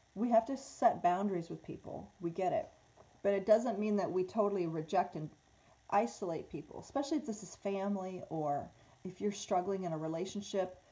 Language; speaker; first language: English; native; English